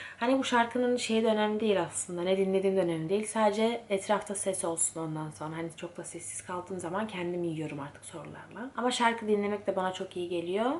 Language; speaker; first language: Turkish; early bilingual, heritage; Turkish